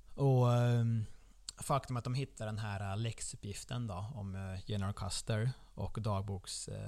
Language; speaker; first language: Swedish; native; Swedish